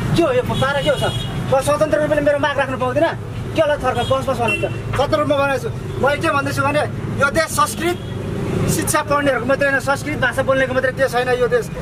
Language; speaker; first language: Nepali; non-native, local second language; Limbu